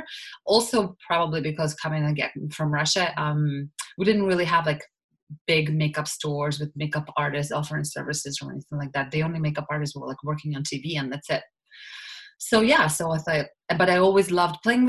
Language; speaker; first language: English; non-native, fluent; Russian